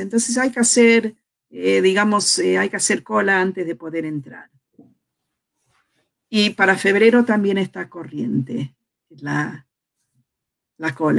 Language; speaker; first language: Spanish; non-native, fluent; English